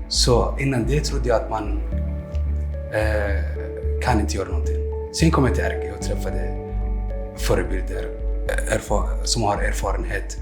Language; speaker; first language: Swedish; non-native, fluent; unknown